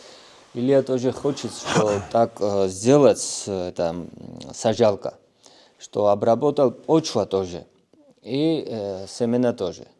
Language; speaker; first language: Russian; non-native, fluent; Georgian